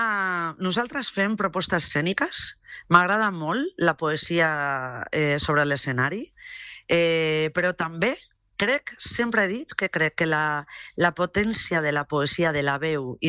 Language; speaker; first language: Catalan; non-native, local second language; Spanish